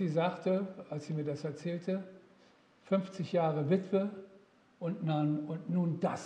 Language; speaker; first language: German; native; German